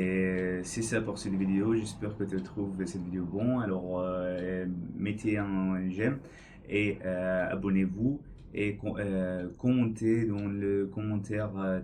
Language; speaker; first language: French; non-native, learner; English